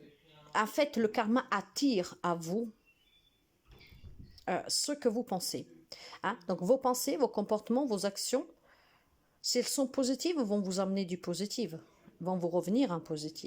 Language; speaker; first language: French; non-native, fluent; Italian